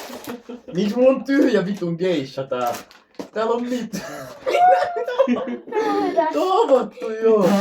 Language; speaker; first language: Finnish; native; Finnish